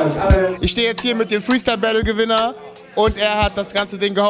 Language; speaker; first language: German; native; German